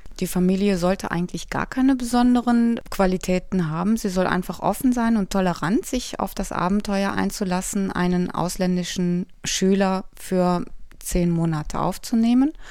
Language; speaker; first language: German; native; German